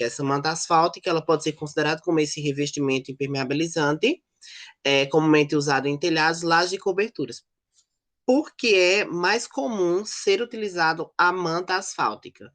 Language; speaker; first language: Portuguese; native; Portuguese